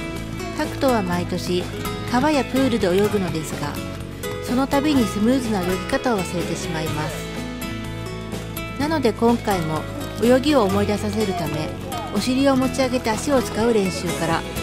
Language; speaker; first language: Japanese; native; Japanese